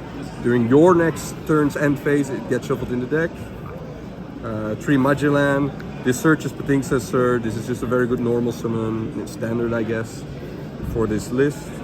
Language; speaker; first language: English; non-native, fluent; Dutch